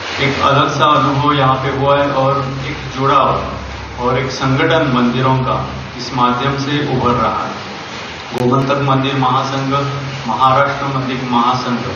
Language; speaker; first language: Hindi; non-native, local second language; Konkani